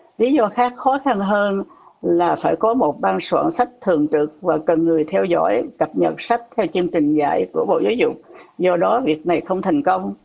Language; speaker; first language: Vietnamese; native; Vietnamese